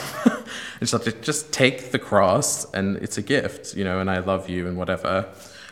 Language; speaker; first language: English; native; English